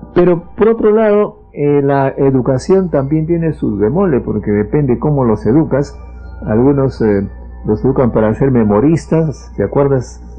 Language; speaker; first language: Spanish; native; Spanish